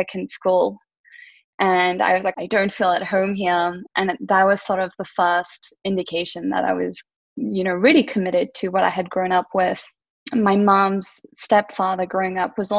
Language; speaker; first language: English; early bilingual, other home language; French